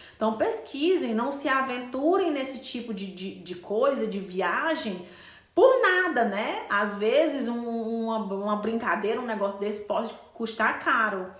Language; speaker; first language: Portuguese; native; Portuguese